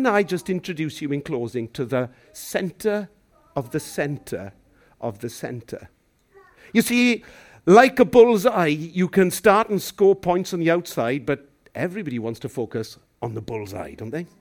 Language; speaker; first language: English; native; English